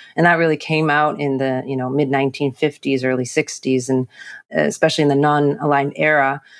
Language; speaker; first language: English; non-native, local second language; Cantonese